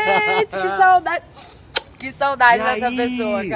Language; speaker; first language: Portuguese; native; Portuguese